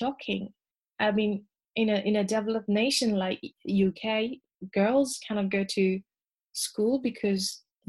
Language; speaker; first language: English; non-native, local second language; Nepali